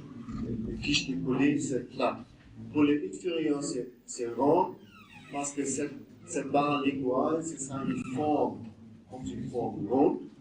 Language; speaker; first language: French; non-native, learner; German